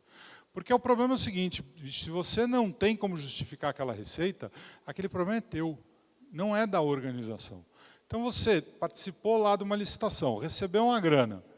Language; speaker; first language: Portuguese; native; Portuguese